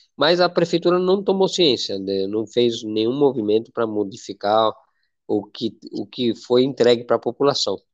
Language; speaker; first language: Portuguese; non-native, fluent; Spanish